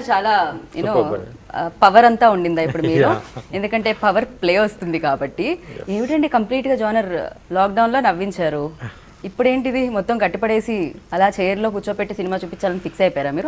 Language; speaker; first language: Telugu; native; Telugu